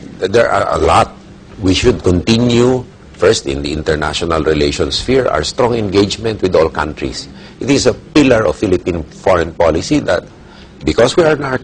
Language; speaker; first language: English; non-native, local second language; Filipino